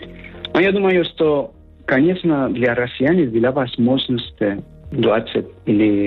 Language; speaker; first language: Russian; non-native, fluent; Spanish